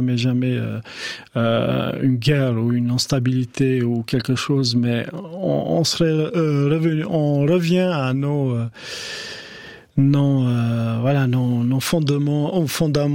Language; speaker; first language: French; non-native, fluent; Albanian